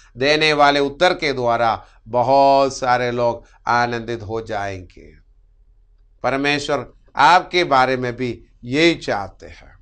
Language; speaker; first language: Hindi; non-native, local second language; Malayalam